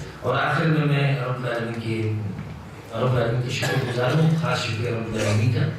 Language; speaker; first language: Urdu; non-native, local second language; Pashto